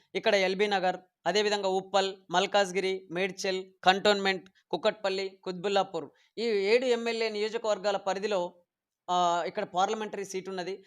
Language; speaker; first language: Telugu; native; Telugu